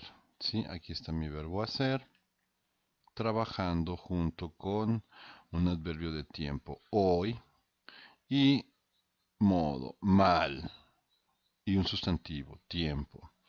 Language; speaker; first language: Spanish; non-native, fluent; Portuguese